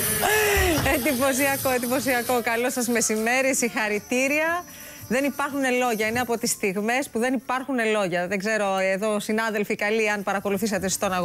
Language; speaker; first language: Greek; native; Greek